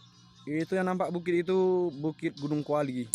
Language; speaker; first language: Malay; non-native, local second language; Achinese